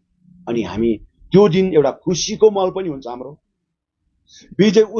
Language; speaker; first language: Nepali; native; Nepali